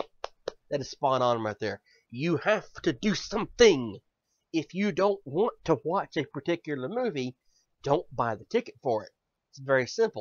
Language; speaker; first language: English; native; English